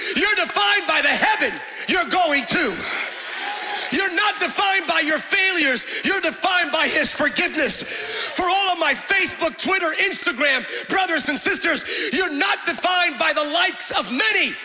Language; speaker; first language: English; early bilingual, other home language; Spanish